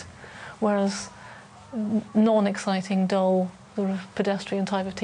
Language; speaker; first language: English; native; English